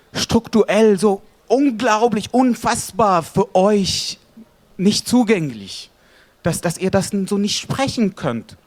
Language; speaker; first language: German; non-native, fluent; Arabic